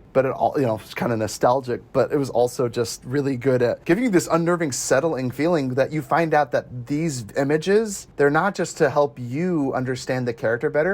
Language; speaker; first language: English; native; English